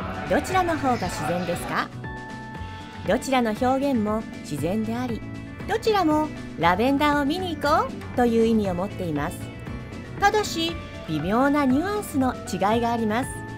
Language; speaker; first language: Japanese; native; Japanese